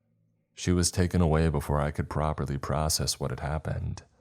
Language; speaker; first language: English; native; English